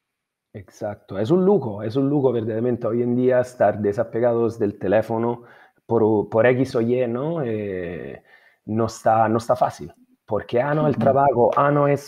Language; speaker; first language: Spanish; non-native, fluent; Italian